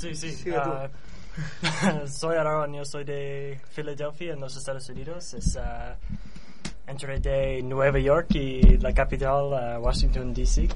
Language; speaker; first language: Spanish; non-native, learner; English